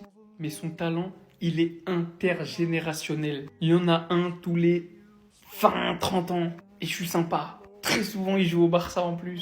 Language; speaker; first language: French; native; French